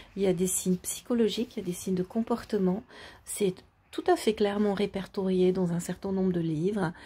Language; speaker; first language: French; native; French